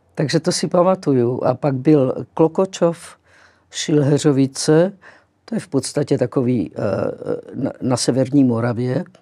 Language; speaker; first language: Czech; early bilingual, other home language; Greek